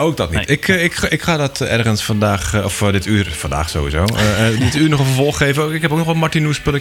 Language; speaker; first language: Dutch; native; Dutch